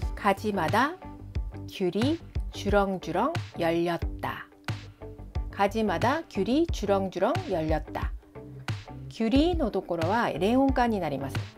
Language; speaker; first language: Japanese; non-native, fluent; Korean